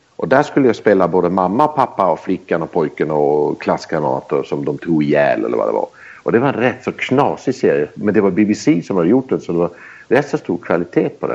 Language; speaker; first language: Swedish; early bilingual, heritage; Swedish